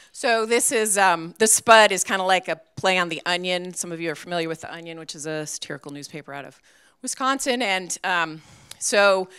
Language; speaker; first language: English; native; English